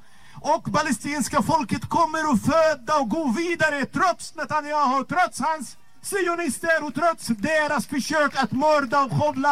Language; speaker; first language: Swedish; non-native, fluent; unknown